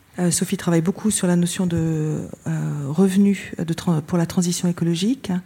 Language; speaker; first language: French; native; French